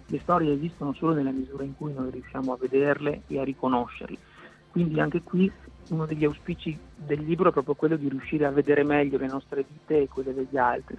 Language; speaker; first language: Italian; native; Italian